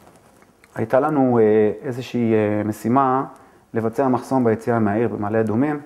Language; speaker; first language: Hebrew; native; Hebrew